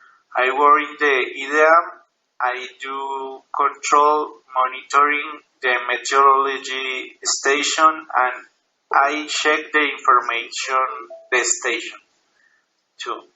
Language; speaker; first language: English; non-native, learner; Spanish